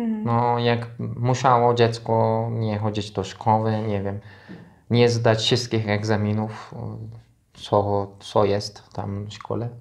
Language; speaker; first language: Polish; non-native, learner; Turkish